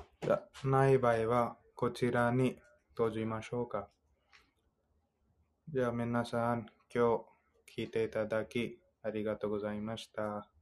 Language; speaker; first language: Japanese; non-native, fluent; Hindi